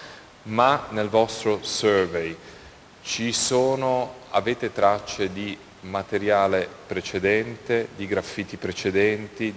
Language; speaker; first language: Italian; native; Italian